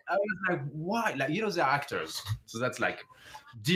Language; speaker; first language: English; non-native, fluent; French